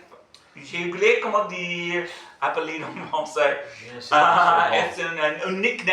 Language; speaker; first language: French; non-native, fluent; English